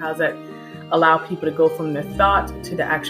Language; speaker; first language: English; native; English